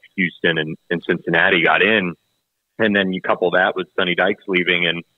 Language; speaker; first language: English; native; English